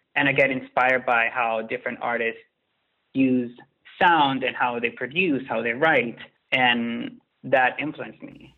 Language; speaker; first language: English; non-native, fluent; Italian